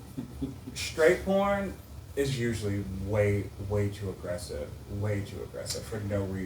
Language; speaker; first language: English; native; English